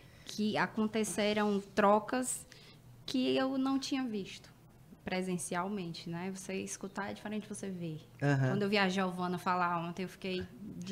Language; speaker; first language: Portuguese; native; Portuguese